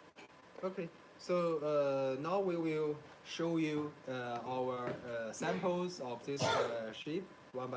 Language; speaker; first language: English; non-native, learner; Chinese